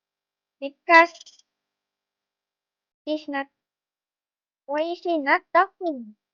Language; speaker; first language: English; non-native, learner; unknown